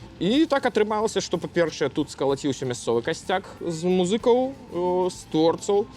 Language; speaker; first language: Belarusian; non-native, local second language; Russian